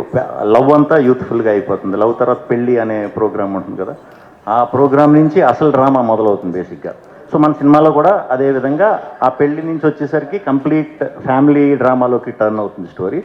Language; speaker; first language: Telugu; native; Telugu